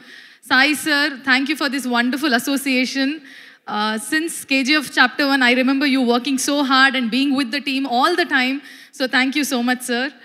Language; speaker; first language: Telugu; non-native, learner; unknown